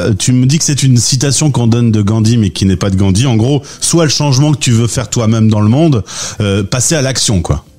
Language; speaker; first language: French; native; French